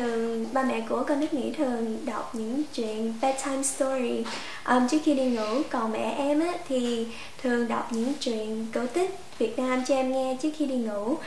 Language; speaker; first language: Vietnamese; early bilingual, heritage; Vietnamese